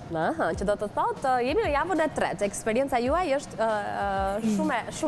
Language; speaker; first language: Albanian; native; Albanian